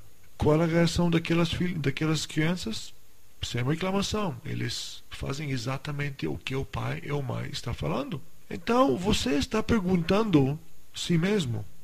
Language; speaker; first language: Portuguese; non-native, fluent; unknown